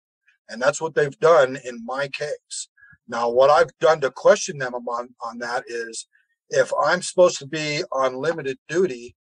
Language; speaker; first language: English; native; English